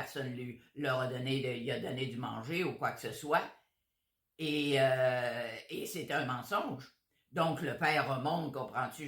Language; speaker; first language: French; native; French